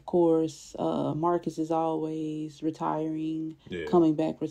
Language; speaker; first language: English; native; English